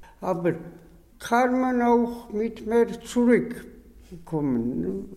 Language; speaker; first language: German; non-native, learner; Georgian